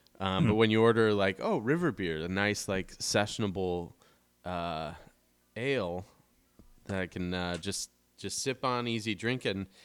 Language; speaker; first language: English; native; English